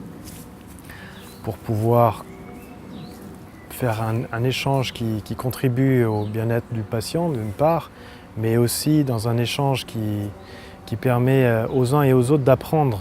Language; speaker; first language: French; native; French